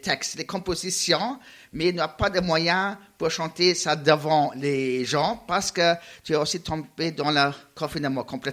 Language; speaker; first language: French; non-native, learner; Luxembourgish